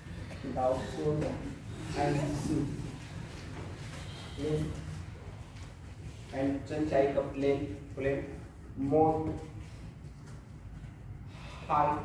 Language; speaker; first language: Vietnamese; non-native, learner; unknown